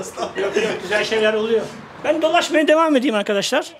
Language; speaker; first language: Turkish; native; Turkish